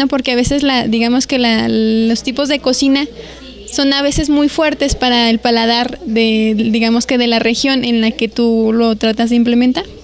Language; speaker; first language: Spanish; native; Spanish